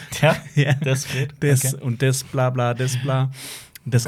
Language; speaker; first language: German; native; German